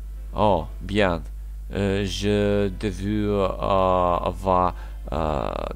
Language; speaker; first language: French; non-native, learner; Russian